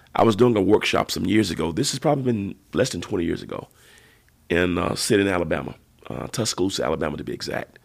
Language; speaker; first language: English; native; English